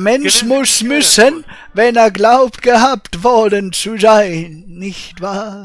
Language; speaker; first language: German; native; German